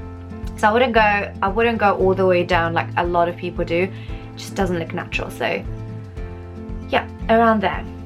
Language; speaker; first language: English; native; English